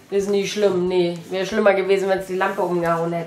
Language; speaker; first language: German; native; German